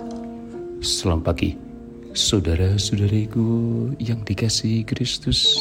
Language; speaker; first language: Indonesian; native; Indonesian